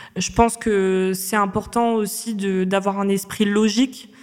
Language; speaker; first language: French; native; French